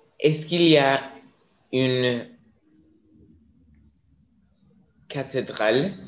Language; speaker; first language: French; non-native, learner; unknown